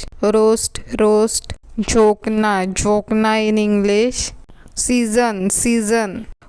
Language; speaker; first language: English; non-native, local second language; Hindi